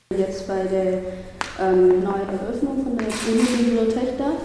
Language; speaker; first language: German; non-native, fluent; Vietnamese